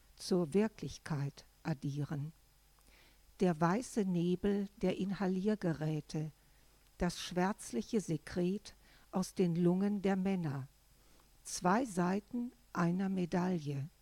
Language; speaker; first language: German; native; German